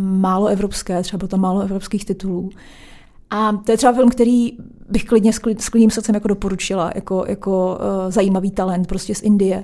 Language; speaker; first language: Czech; native; Czech